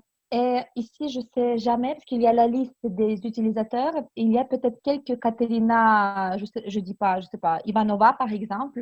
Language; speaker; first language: French; non-native, fluent; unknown